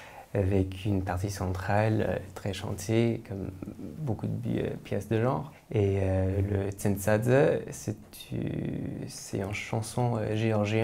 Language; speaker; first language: French; non-native, fluent; English